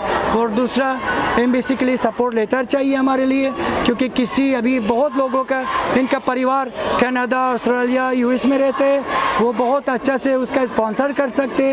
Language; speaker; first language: Hindi; non-native, fluent; Persian